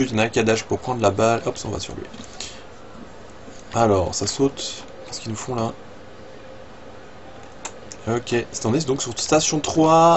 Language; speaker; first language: French; native; French